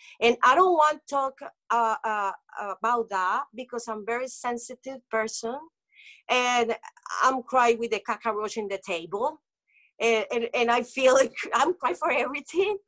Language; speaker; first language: English; non-native, local second language; Spanish